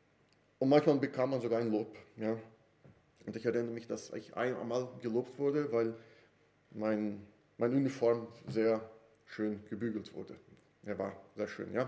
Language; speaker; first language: German; non-native, fluent; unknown